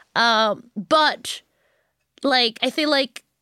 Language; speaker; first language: English; non-native, fluent; Spanish